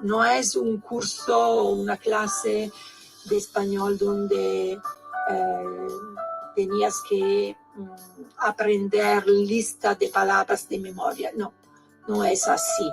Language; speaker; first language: Spanish; non-native, learner; Italian